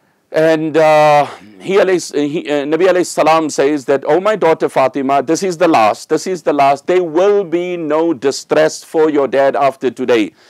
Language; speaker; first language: English; native; English